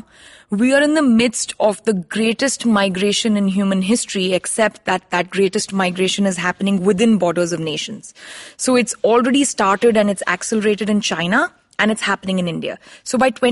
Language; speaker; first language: English; non-native, local second language; Hindi